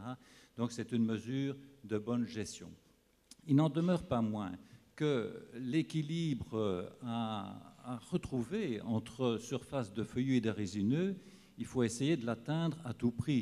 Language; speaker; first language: French; native; French